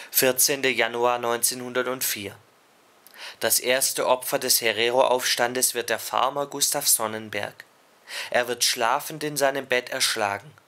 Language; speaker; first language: German; native; German